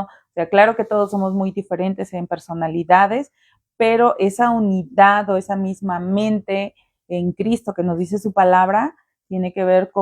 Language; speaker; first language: Spanish; native; Spanish